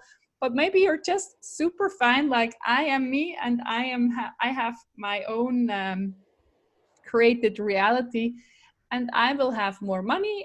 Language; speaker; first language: English; non-native, fluent; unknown